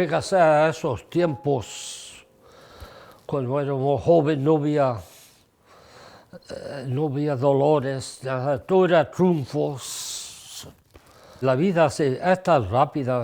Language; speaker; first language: Spanish; early bilingual, heritage; English